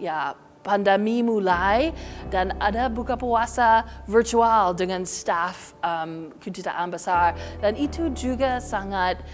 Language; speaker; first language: Indonesian; non-native, learner; English